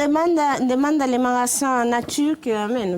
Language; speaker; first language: French; non-native, learner; Spanish